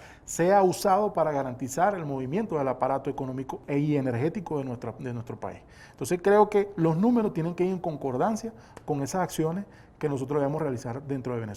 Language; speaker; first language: Spanish; native; Spanish